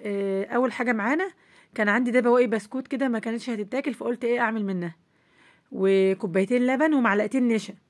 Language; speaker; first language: Arabic; native; Arabic